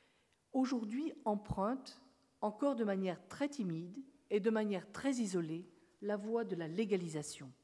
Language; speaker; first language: French; native; French